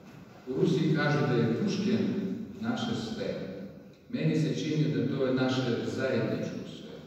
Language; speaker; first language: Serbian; non-native, fluent; Russian